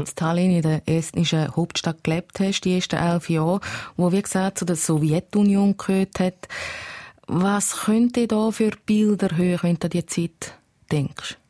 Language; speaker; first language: German; native; German